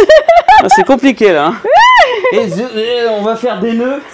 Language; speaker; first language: French; native; French